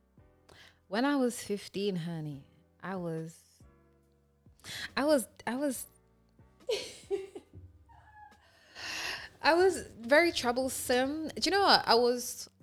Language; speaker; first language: English; native; English